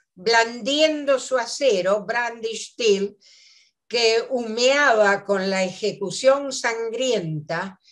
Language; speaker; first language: Spanish; native; Spanish